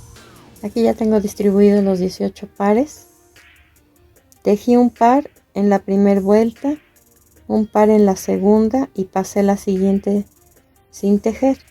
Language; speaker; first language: Spanish; native; Spanish